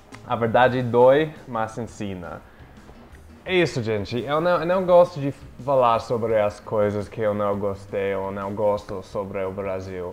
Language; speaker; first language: Portuguese; non-native, fluent; English